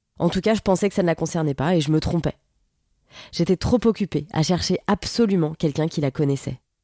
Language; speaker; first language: French; native; French